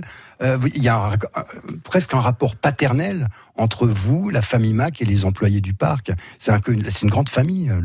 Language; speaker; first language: French; native; French